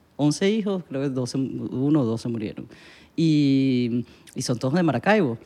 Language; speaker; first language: Spanish; native; Spanish